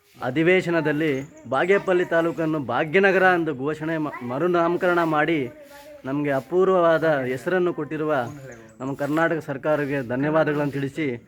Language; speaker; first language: Kannada; native; Kannada